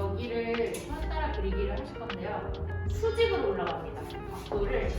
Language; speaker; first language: Korean; native; Korean